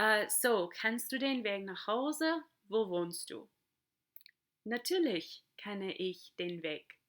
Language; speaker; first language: German; non-native, fluent; English